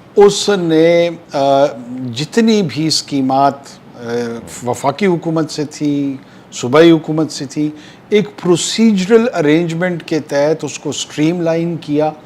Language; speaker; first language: Urdu; non-native, local second language; Pashto